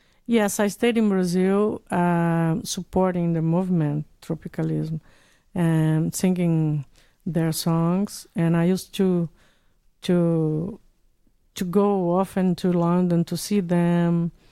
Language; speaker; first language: English; non-native, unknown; Portuguese